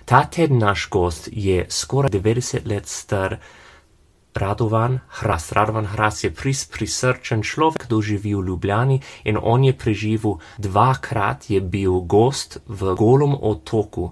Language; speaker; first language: Slovenian; non-native, learner; English